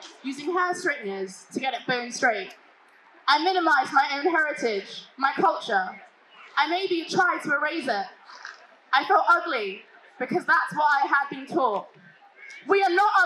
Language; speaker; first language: English; native; English